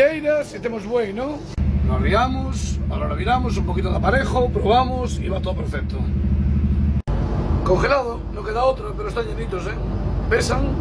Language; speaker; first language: Spanish; native; Spanish